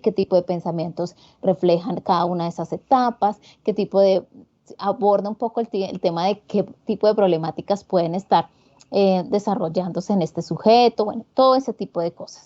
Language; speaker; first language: Spanish; native; Spanish